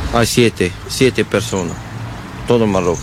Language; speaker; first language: Spanish; non-native, learner; Arabic